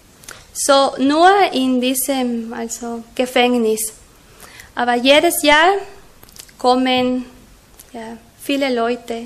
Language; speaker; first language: German; non-native, learner; Spanish